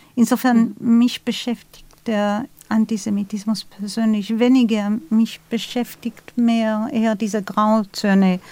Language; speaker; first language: German; non-native, fluent; Hebrew